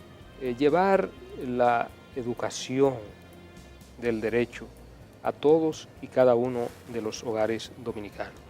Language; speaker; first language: Spanish; native; Spanish